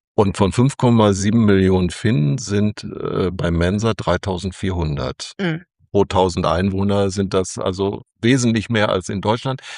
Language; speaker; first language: German; native; German